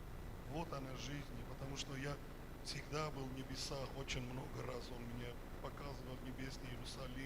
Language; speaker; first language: Russian; non-native, fluent; Armenian